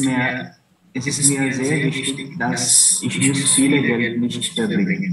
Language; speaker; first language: German; non-native, learner; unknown